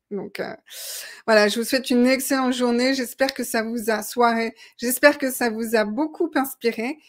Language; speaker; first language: French; native; French